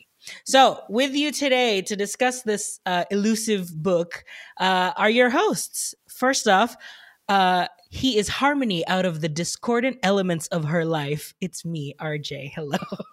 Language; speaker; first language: English; non-native, local second language; Filipino